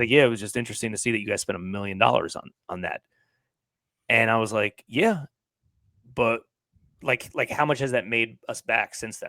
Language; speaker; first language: English; native; English